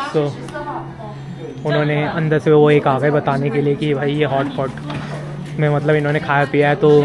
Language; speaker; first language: Hindi; native; Hindi